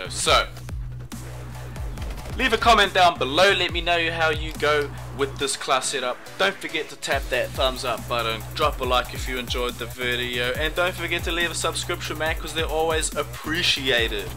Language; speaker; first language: English; native; English